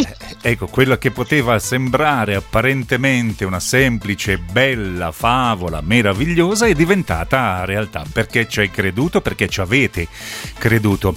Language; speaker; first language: Italian; native; Italian